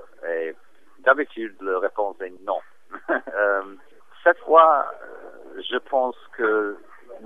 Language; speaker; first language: French; non-native, fluent; English